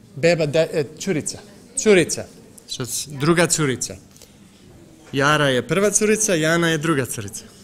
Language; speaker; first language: Serbian; early bilingual, heritage; Serbian